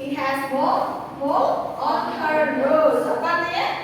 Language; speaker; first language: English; non-native, fluent; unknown